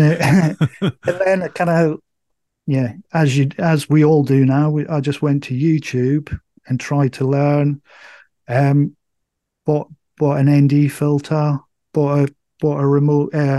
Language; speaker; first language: English; native; English